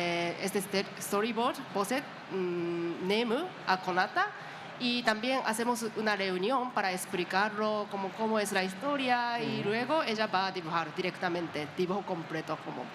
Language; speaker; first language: Spanish; non-native, learner; Japanese